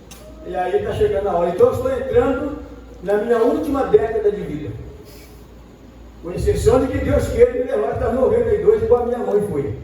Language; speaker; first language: Portuguese; native; Portuguese